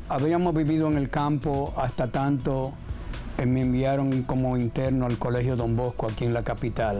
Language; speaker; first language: Spanish; native; Spanish